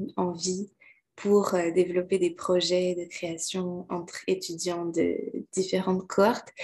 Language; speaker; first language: French; native; French